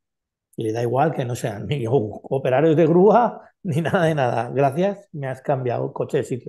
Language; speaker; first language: Spanish; native; Spanish